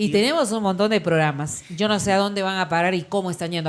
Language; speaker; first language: Spanish; native; Spanish